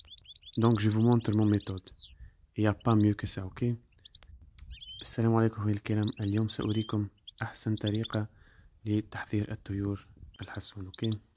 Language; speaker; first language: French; non-native, fluent; Italian